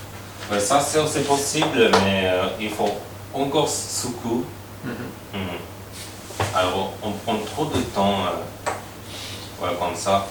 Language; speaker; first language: French; non-native, fluent; Japanese